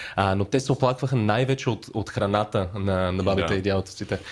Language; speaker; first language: Bulgarian; early bilingual, heritage; Bulgarian